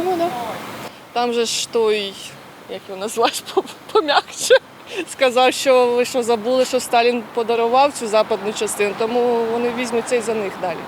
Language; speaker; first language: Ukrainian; non-native, local second language; Russian